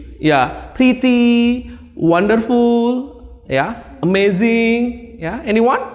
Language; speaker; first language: English; non-native, fluent; Indonesian